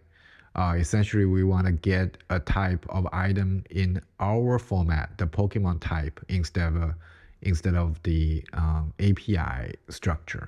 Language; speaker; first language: English; non-native, fluent; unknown